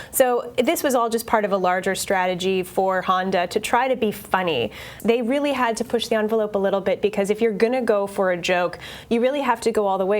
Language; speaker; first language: English; native; English